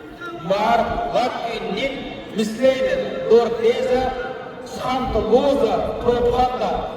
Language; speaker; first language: Dutch; non-native, learner; Uyghur